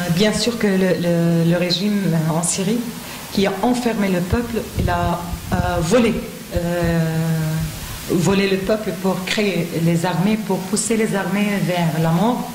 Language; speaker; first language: French; non-native, fluent; Arabic